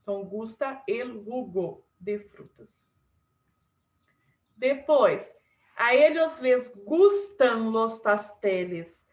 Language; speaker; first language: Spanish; non-native, fluent; Portuguese